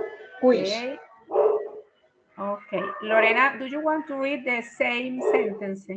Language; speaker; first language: English; non-native, fluent; Spanish